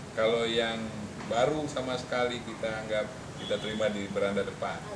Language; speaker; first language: Indonesian; non-native, local second language; Balinese